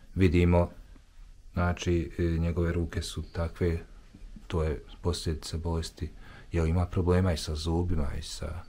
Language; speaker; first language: Bosnian; native; Bosnian